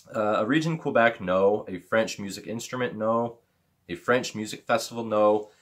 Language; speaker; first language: English; native; English